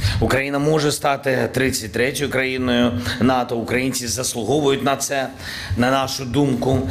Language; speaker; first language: Ukrainian; non-native, local second language; Russian